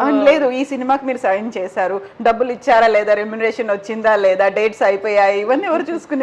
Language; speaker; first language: Telugu; native; Telugu